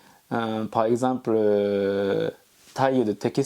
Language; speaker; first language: French; non-native, learner; Japanese